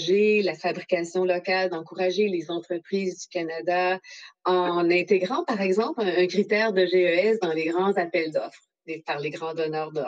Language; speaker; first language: French; native; French